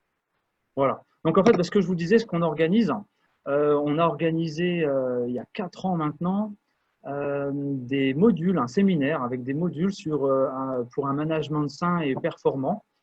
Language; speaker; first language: French; native; French